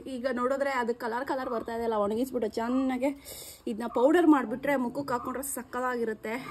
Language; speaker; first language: Kannada; native; Kannada